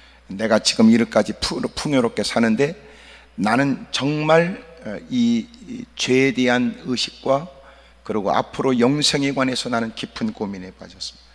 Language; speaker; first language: Korean; native; Korean